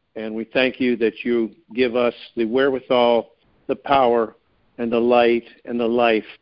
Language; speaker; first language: English; native; English